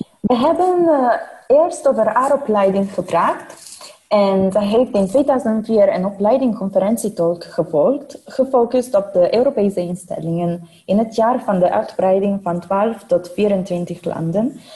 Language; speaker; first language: Dutch; non-native, fluent; Italian